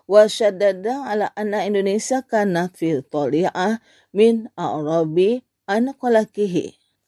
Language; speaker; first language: Arabic; non-native, learner; Indonesian